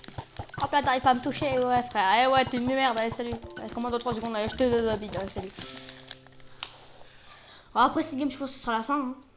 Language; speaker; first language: French; native; French